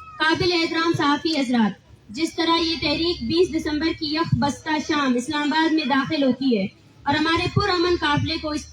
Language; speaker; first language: Urdu; non-native, local second language; Baluchi